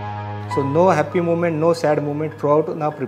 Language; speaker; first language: Telugu; non-native, learner; Marathi